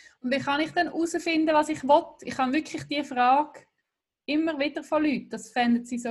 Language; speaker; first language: German; native; German